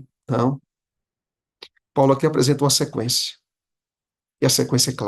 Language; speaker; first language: Portuguese; native; Portuguese